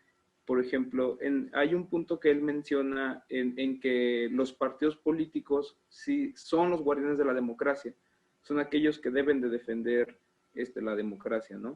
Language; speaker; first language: Spanish; native; Spanish